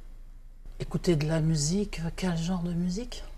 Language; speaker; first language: French; non-native, local second language; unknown